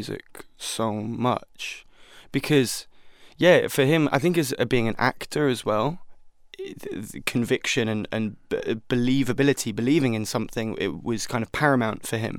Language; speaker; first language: English; native; English